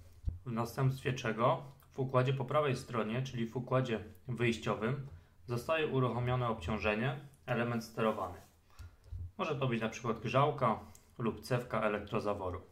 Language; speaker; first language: Polish; native; Polish